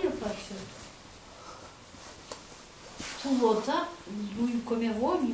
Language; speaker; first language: Italian; non-native, learner; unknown